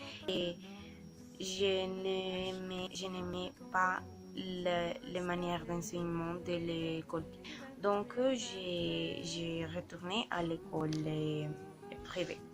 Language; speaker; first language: French; non-native, learner; Spanish